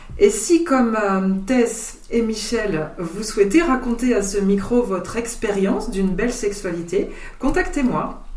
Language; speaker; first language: French; native; French